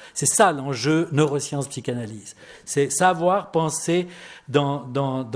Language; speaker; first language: French; native; French